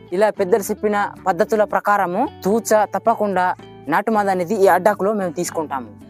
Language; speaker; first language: Telugu; non-native, local second language; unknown